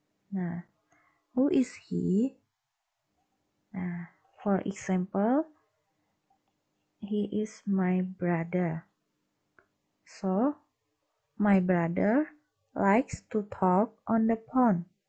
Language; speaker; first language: English; non-native, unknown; Indonesian